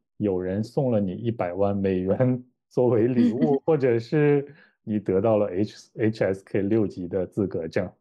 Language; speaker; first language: Chinese; native; Chinese